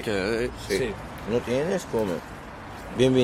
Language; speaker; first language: Spanish; non-native, learner; Arabic